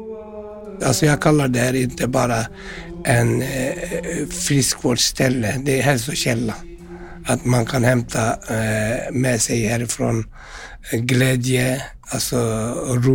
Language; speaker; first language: Swedish; non-native, fluent; Turkish